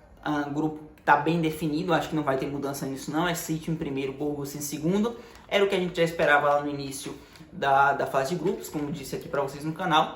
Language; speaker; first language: Portuguese; native; Portuguese